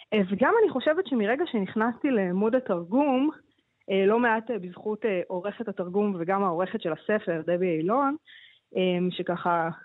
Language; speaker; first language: Hebrew; native; Hebrew